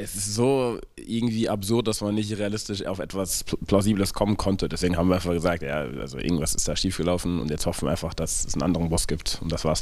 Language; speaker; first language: German; native; German